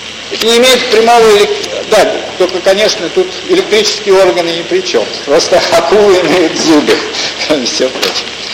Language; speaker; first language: Russian; native; Russian